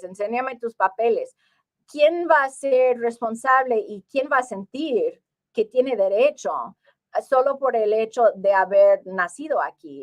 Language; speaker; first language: Spanish; early bilingual, heritage; English